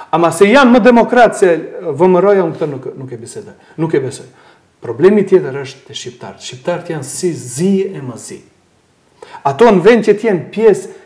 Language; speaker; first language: Albanian; native; Albanian